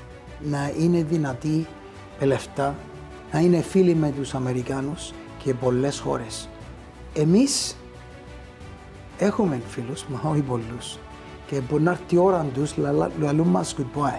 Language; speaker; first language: Greek; early bilingual, heritage; Greek